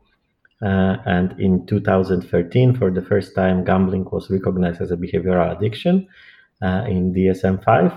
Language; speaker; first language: English; non-native, fluent; Polish